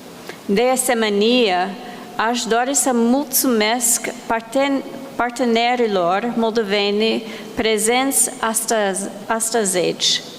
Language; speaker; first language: Romanian; non-native, learner; English